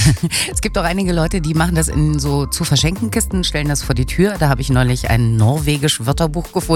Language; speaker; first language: German; native; German